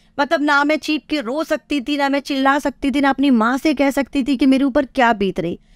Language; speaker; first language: Hindi; native; Hindi